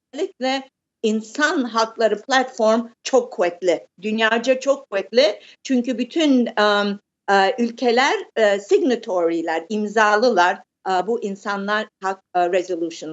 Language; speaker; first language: Turkish; early bilingual, heritage; Turkish